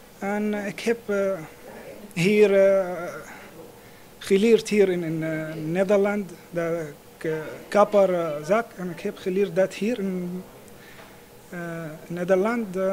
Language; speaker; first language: Dutch; non-native, learner; Arabic